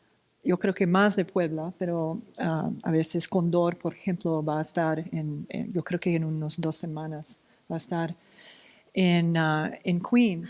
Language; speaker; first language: Spanish; non-native, fluent; English